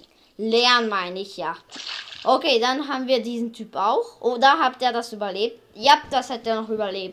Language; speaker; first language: German; early bilingual, other home language; Hungarian